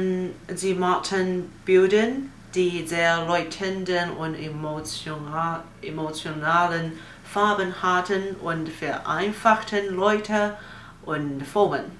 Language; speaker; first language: German; non-native, learner; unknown